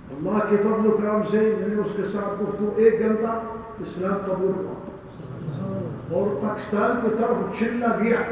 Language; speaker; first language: Urdu; non-native, learner; Arabic